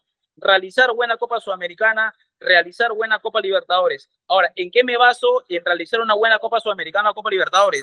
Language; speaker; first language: Spanish; native; Spanish